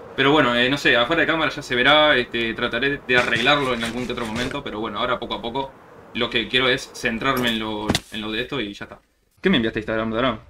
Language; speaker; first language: Spanish; native; Spanish